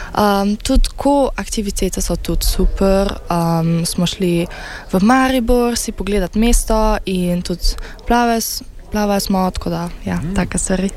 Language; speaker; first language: Slovenian; early bilingual, heritage; German